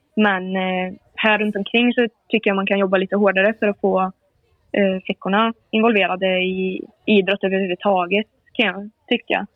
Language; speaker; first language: Swedish; native; Swedish